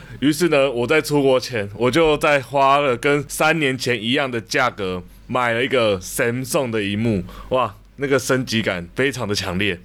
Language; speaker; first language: Chinese; native; Chinese